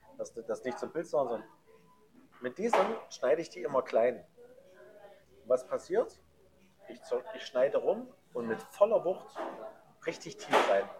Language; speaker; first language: German; native; German